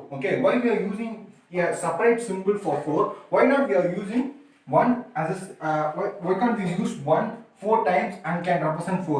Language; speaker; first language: English; non-native, local second language; Tamil